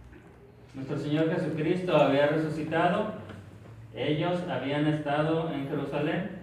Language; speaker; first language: Spanish; native; Spanish